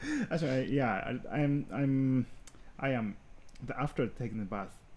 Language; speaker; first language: English; non-native, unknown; Japanese